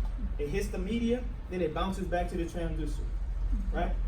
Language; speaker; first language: English; native; English